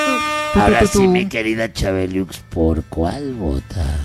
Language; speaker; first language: Spanish; native; Spanish